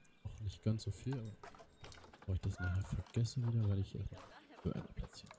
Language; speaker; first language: German; native; German